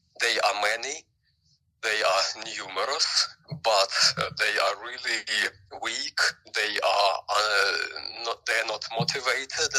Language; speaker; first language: English; non-native, fluent; Ukrainian